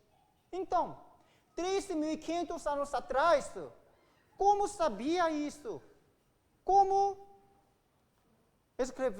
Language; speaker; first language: Portuguese; non-native, fluent; Korean